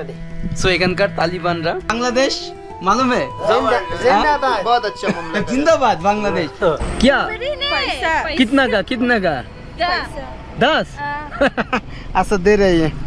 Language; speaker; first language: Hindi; non-native, learner; Bangla